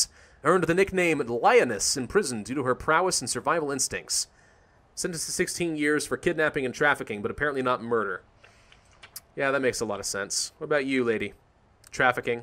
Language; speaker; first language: English; native; English